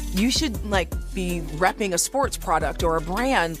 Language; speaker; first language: English; native; English